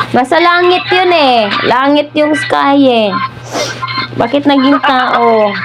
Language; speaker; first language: Filipino; non-native, local second language; Cebuano